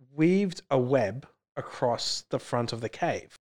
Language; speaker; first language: English; native; English